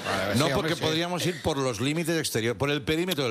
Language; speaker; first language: Spanish; native; Spanish